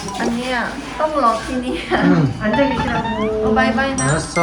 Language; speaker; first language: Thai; non-native, learner; Korean